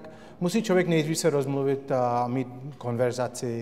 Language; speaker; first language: Czech; early bilingual, heritage; Czech